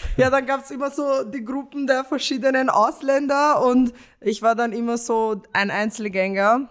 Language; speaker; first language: German; early bilingual, other home language; Romanian